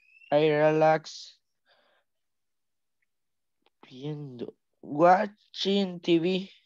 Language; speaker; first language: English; non-native, learner; Spanish